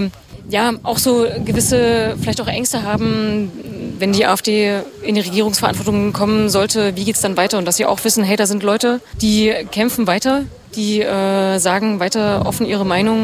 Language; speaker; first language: German; native; German